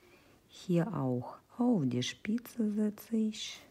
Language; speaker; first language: German; non-native, fluent; Russian